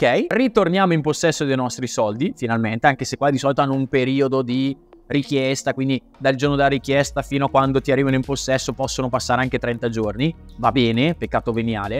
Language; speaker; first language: Italian; native; Italian